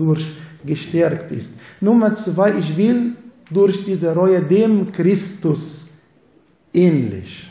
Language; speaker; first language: German; non-native, fluent; Arabic